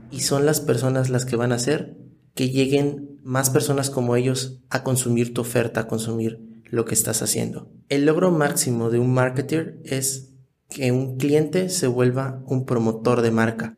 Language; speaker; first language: Spanish; native; Spanish